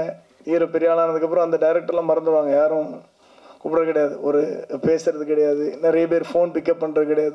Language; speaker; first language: Tamil; native; Tamil